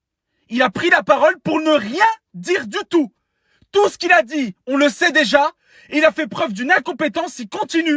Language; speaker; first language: French; native; French